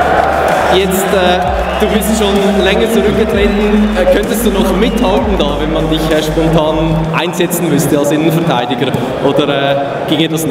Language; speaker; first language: German; native; German